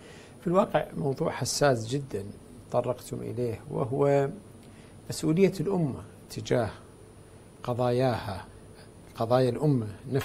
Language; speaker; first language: Arabic; native; Arabic